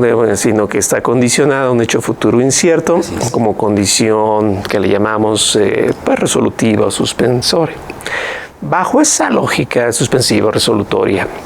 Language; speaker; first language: Spanish; native; Spanish